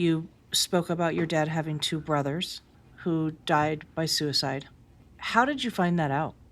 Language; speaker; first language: English; native; English